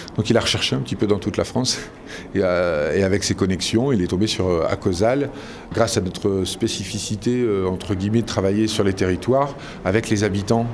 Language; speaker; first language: French; native; French